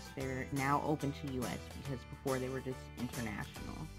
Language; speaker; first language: English; native; English